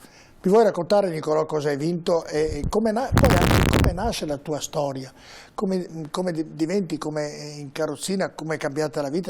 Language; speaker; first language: Italian; native; Italian